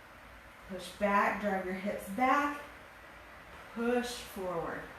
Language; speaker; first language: English; native; English